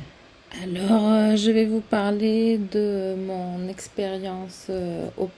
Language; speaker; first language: French; non-native, fluent; Spanish